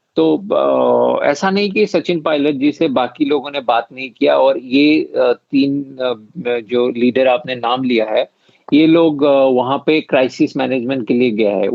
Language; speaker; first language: Hindi; non-native, local second language; Assamese